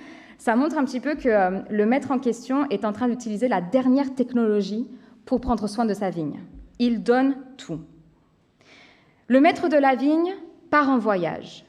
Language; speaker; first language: French; native; French